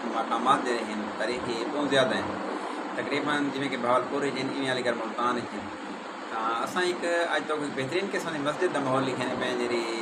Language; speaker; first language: Urdu; non-native, local second language; Saraiki